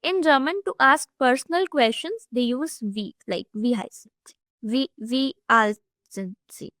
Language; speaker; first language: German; non-native, fluent; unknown